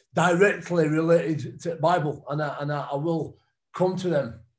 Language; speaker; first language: English; native; English